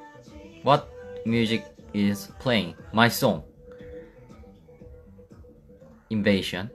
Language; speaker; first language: English; non-native, learner; Korean